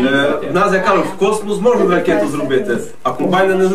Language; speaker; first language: Ukrainian; native; Ukrainian